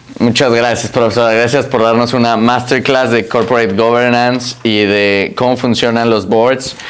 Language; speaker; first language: Spanish; native; Spanish